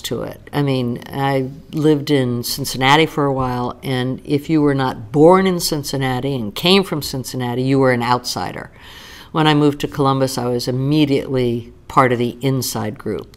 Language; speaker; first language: English; native; English